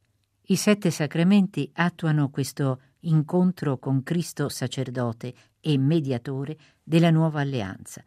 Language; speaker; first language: Italian; native; Italian